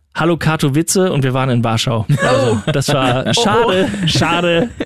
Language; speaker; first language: German; native; German